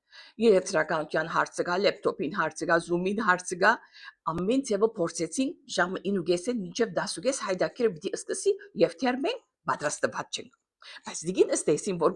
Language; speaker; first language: Armenian; early bilingual, heritage; Armenian